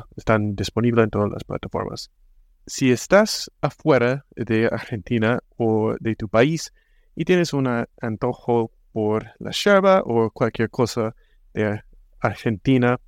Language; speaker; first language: Spanish; non-native, fluent; English